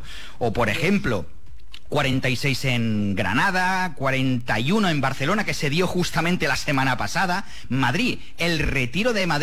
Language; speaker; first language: Spanish; native; Spanish